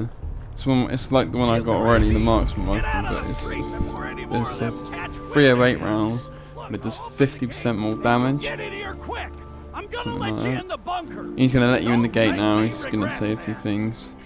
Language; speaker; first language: English; native; English